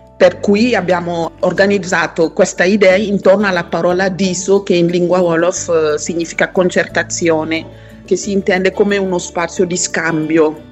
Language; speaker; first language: Italian; non-native, fluent; Wolof